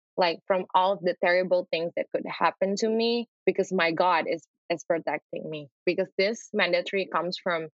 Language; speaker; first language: English; non-native, fluent; Indonesian